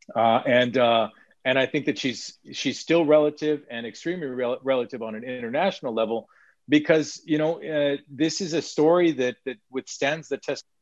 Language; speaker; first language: English; native; English